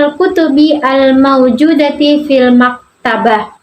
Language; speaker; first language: Arabic; non-native, learner; Indonesian